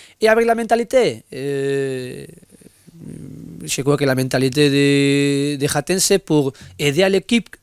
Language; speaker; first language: French; non-native, learner; Spanish